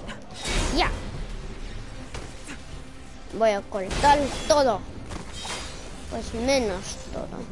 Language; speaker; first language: Spanish; early bilingual, heritage; English